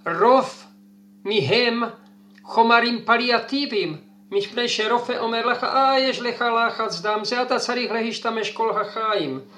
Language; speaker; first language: Hebrew; non-native, fluent; Czech